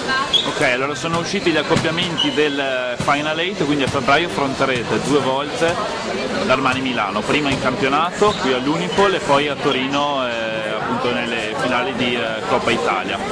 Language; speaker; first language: Italian; native; Italian